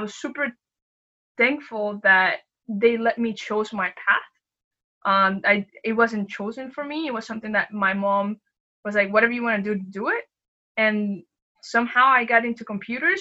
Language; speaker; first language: English; non-native, fluent; Spanish